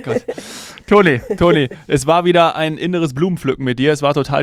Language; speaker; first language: German; native; German